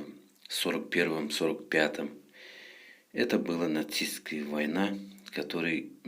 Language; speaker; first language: Russian; non-native, fluent; Tajik